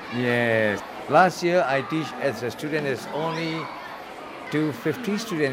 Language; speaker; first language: English; non-native, learner; Burmese